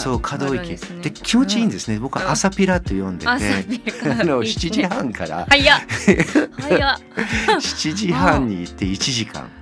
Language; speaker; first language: Japanese; non-native, fluent; English